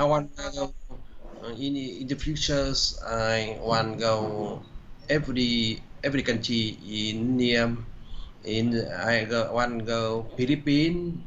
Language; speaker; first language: English; non-native, learner; Vietnamese